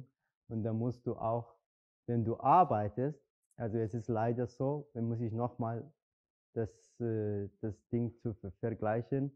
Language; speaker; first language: German; non-native, fluent; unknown